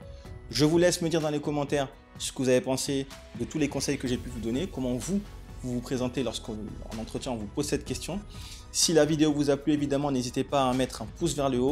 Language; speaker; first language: French; native; French